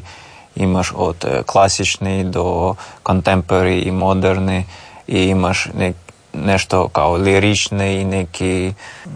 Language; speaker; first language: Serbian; non-native, learner; Russian